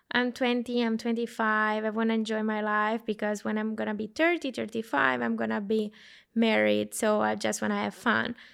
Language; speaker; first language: English; non-native, fluent; Italian